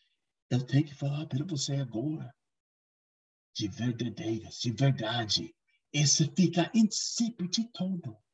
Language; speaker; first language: Portuguese; non-native, learner; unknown